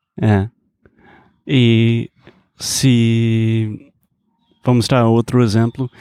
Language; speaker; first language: Portuguese; non-native, fluent; English